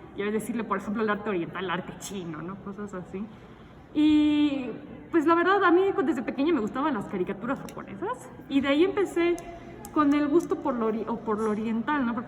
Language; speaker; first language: Spanish; native; Spanish